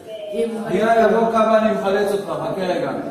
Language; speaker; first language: Hebrew; native; Hebrew